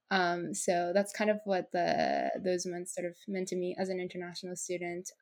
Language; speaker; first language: English; non-native, fluent; Japanese